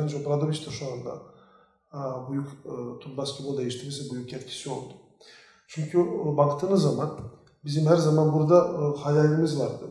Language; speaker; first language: Turkish; non-native, fluent; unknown